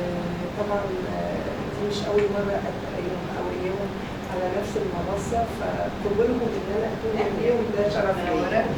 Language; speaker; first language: Arabic; native; Arabic